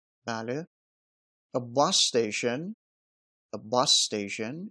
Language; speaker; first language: English; non-native, fluent; Persian